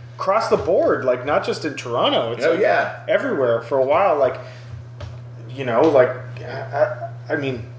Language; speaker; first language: English; native; English